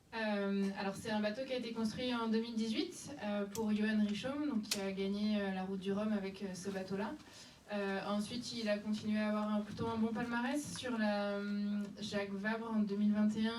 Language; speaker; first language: French; native; French